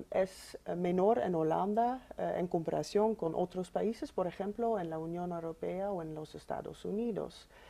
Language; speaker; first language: Spanish; non-native, fluent; Dutch